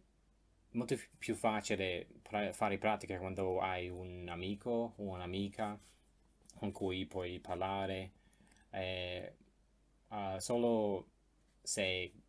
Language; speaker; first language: Italian; non-native, learner; English